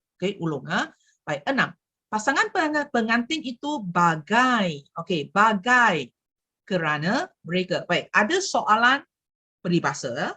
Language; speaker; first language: Malay; non-native, local second language; Chinese